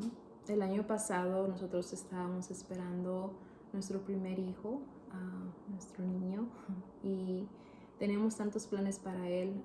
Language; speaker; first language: Spanish; early bilingual, heritage; Spanish